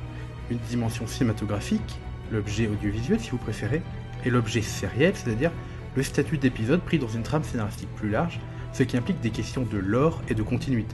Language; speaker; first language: French; native; French